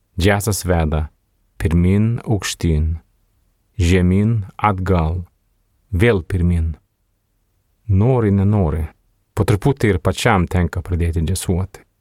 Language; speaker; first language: Lithuanian; non-native, fluent; Swedish